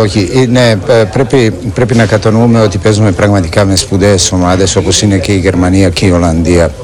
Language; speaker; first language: Greek; non-native, fluent; Serbian